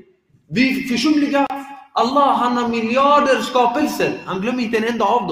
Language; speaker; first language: Swedish; early bilingual, other home language; Arabic